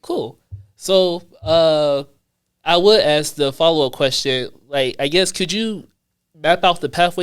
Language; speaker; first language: English; native; English